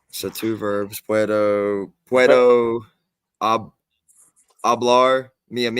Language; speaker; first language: Spanish; non-native, learner; English